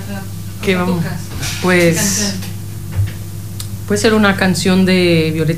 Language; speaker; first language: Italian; non-native, learner; Spanish